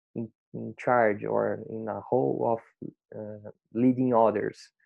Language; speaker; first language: English; non-native, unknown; Portuguese